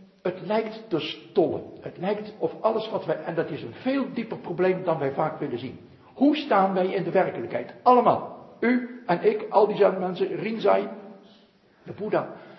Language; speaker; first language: Dutch; native; Dutch